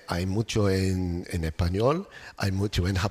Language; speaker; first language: Spanish; non-native, learner; English